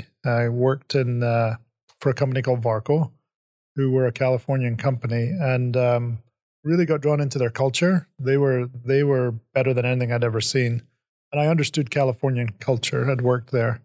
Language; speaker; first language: English; native; English